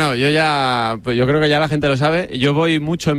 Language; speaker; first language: Spanish; native; Spanish